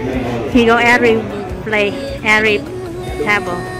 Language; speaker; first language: English; non-native, learner; Vietnamese